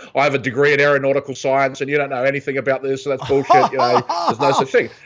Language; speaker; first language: English; native; English